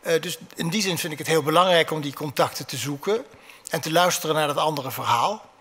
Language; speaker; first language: Dutch; native; Dutch